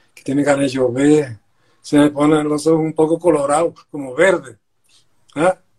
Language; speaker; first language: Spanish; native; Spanish